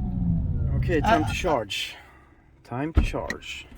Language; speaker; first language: English; non-native, fluent; Swedish